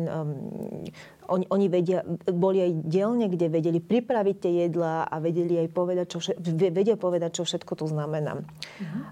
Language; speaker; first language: Slovak; non-native, fluent; Bulgarian